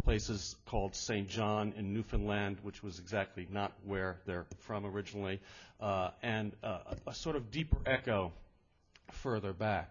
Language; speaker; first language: English; native; English